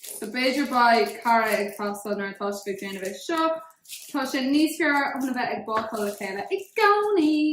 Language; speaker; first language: Irish; non-native, local second language; English